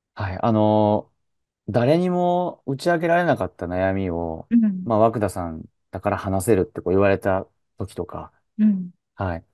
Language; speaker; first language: Japanese; native; Japanese